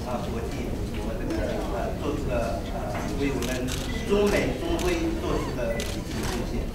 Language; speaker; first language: Chinese; native; Chinese